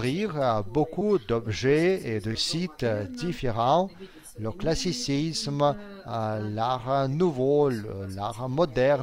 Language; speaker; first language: French; non-native, fluent; Russian